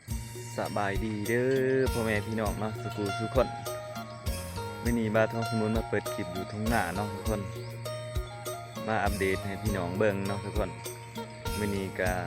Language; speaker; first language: Thai; non-native, local second language; Northeastern Thai